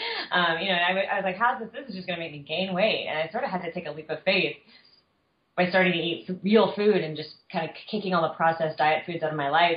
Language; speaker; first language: English; native; English